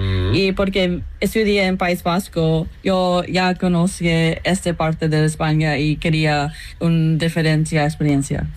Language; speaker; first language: Spanish; non-native, learner; English